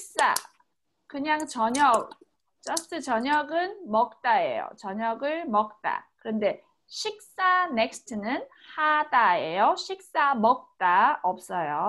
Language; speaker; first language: Korean; native; Korean